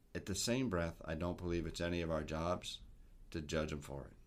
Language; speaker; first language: English; native; English